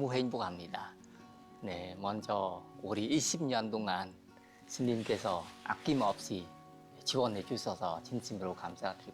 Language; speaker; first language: Korean; non-native, learner; Khmer